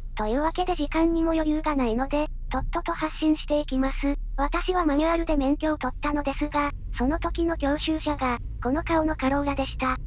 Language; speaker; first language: Japanese; native; Japanese